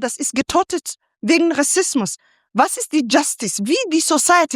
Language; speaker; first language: German; non-native, fluent; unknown